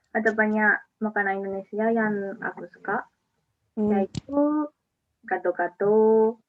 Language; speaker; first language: Indonesian; non-native, learner; Japanese